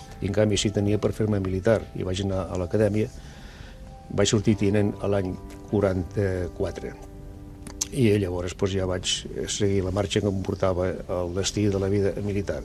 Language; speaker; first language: Catalan; non-native, local second language; Basque